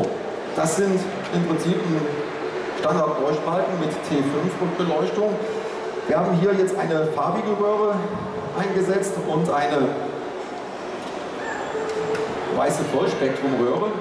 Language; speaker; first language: German; native; German